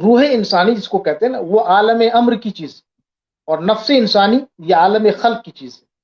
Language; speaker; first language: Urdu; native; Urdu